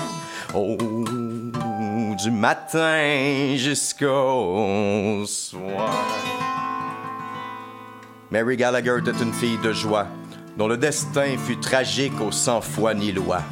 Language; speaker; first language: French; native; French